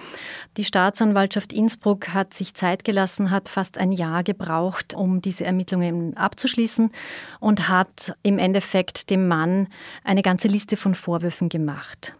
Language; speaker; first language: German; native; German